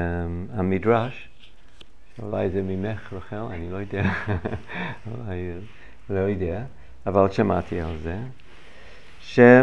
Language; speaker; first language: Hebrew; non-native, fluent; English